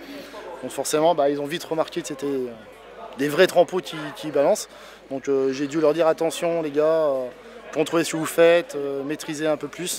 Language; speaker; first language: French; native; French